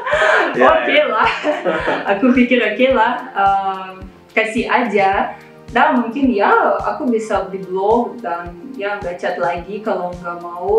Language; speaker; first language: Indonesian; non-native, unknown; Russian